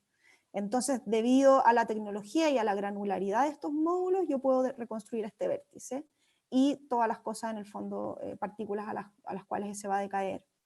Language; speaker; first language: Spanish; native; Spanish